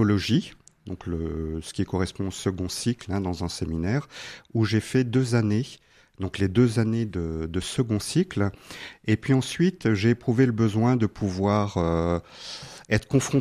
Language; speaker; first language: French; native; French